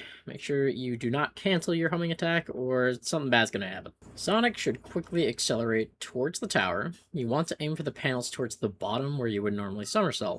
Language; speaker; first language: English; native; English